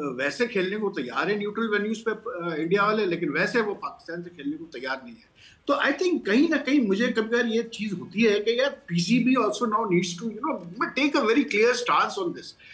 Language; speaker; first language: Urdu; non-native, local second language; Punjabi